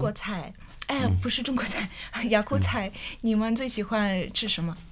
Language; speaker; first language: Chinese; non-native, fluent; Russian